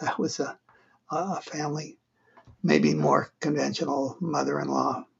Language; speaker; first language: English; native; English